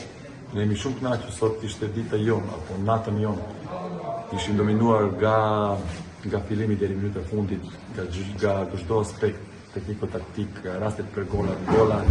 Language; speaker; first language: Albanian; non-native, fluent; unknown